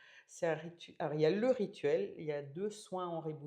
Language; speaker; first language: French; native; French